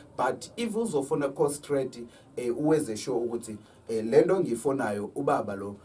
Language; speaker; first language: Zulu; native; Zulu